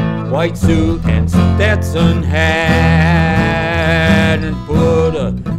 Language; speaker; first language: English; native; English